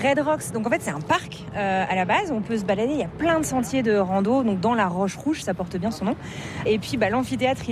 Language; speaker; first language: French; native; French